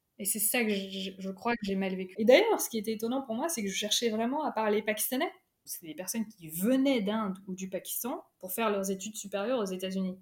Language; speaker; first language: French; early bilingual, other home language; Urdu